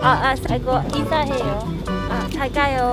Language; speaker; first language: Korean; non-native, learner; Cantonese